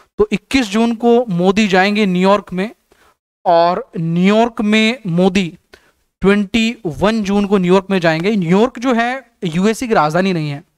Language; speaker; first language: Hindi; native; Hindi